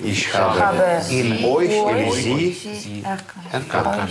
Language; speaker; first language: German; non-native, fluent; Russian